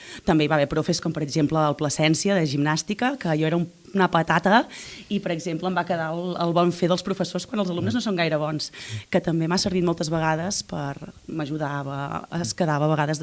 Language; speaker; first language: Catalan; native; Catalan